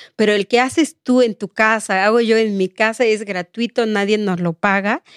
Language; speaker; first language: Spanish; non-native, local second language; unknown